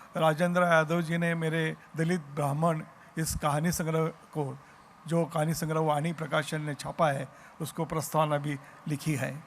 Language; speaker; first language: Hindi; non-native, local second language; Marathi